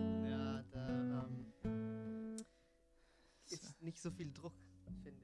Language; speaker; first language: German; non-native, fluent; Italian